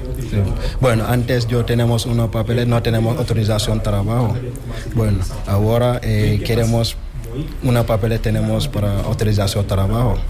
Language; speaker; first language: Spanish; non-native, learner; Wolof